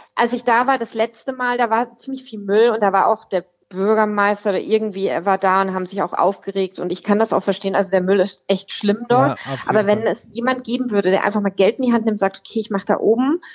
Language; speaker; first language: German; native; German